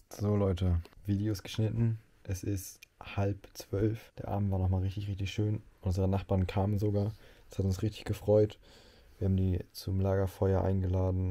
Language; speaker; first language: German; native; German